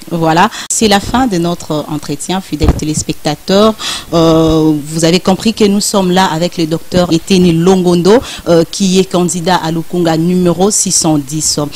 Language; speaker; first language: French; non-native, local second language; Lingala